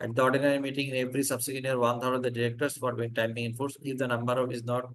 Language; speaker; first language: English; non-native, local second language; Bangla